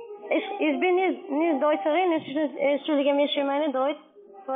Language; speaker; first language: German; non-native, learner; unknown